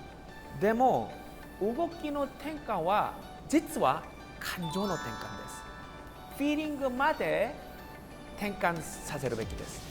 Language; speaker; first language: Japanese; non-native, learner; Korean